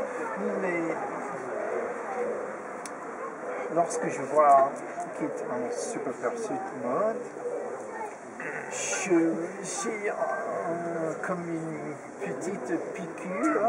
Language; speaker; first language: French; non-native, fluent; English